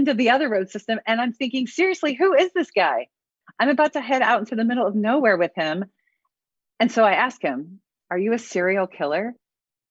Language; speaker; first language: English; native; English